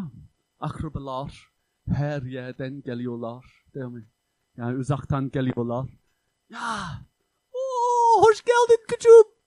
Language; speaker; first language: Turkish; non-native, fluent; English